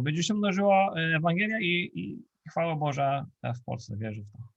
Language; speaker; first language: Polish; non-native, fluent; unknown